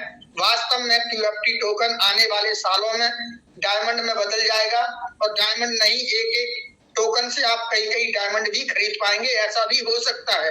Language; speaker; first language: Hindi; native; Hindi